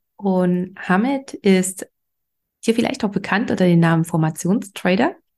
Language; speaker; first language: German; native; German